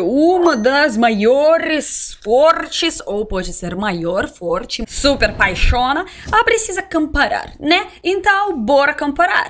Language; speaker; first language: Portuguese; non-native, learner; Russian